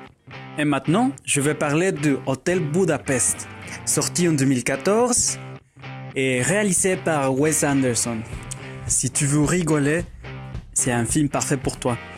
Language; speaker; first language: French; non-native, fluent; Spanish